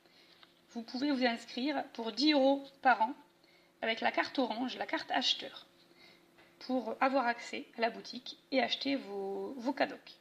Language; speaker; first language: French; native; French